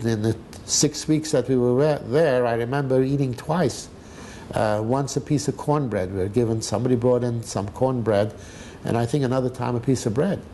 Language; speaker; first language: English; non-native, fluent; Hungarian